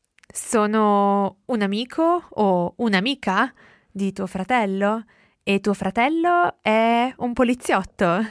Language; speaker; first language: Italian; native; Italian